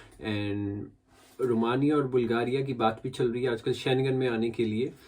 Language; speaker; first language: Hindi; native; Hindi